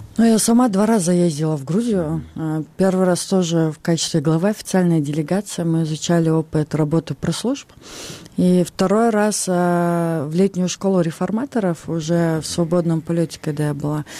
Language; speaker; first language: Russian; non-native, local second language; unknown